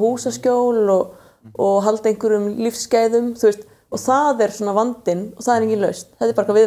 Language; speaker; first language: Icelandic; native; Icelandic